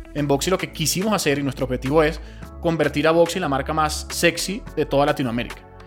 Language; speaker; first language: Spanish; native; Spanish